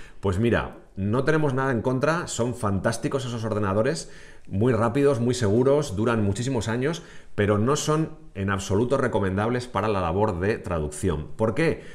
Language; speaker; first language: Spanish; native; Spanish